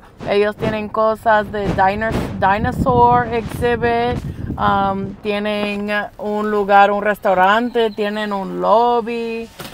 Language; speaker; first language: Spanish; early bilingual, heritage; English